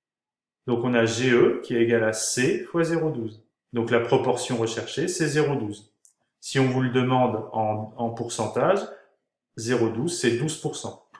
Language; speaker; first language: French; native; French